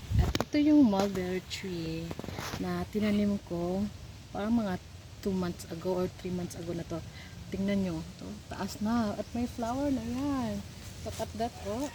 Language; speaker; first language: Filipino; non-native, local second language; Cebuano